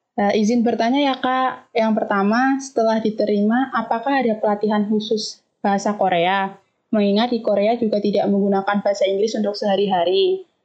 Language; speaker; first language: Indonesian; native; Indonesian